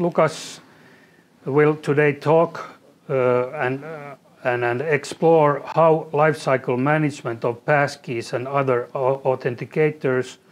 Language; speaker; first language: English; non-native, fluent; Finnish